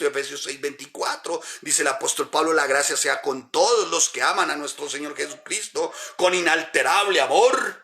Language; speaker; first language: Spanish; native; Spanish